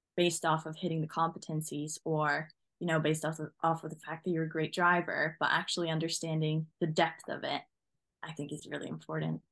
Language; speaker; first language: English; non-native, fluent; Norwegian